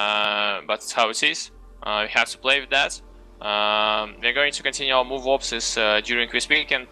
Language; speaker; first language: English; non-native, fluent; Russian